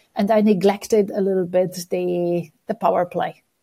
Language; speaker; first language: English; non-native, fluent; Romanian